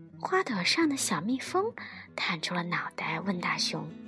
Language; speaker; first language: Chinese; native; Chinese